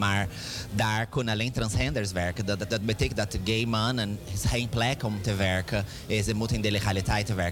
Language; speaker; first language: Dutch; non-native, learner; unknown